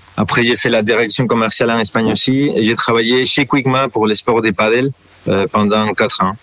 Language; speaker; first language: French; non-native, fluent; Spanish